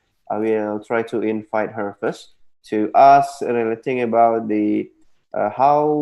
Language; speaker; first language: English; non-native, local second language; Indonesian